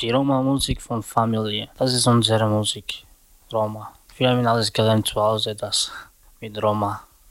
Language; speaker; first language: German; non-native, learner; Slovak